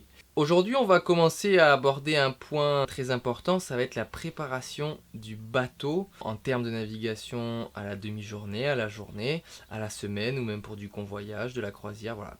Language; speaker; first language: French; native; French